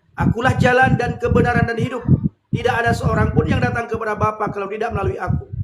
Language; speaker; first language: Indonesian; non-native, local second language; Achinese